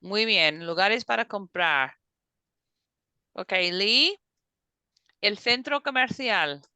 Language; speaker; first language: Spanish; non-native, fluent; English